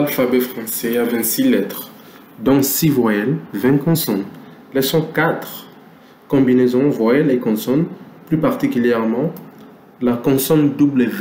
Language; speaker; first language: French; non-native, local second language; Lingala